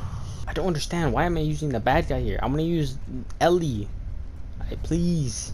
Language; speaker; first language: English; native; English